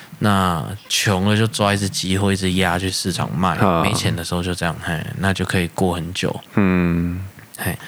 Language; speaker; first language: Chinese; native; Chinese